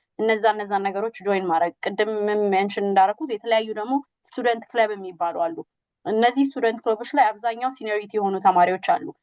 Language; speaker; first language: Amharic; native; Amharic